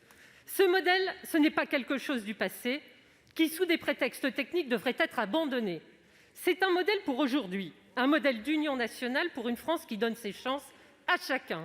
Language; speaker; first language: French; native; French